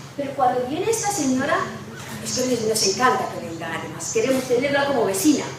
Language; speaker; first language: Spanish; non-native, fluent; Persian